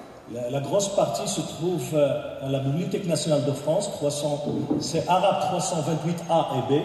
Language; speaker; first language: French; non-native, local second language; Arabic